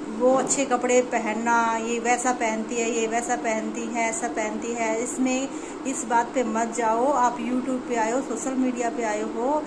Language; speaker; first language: Hindi; native; Hindi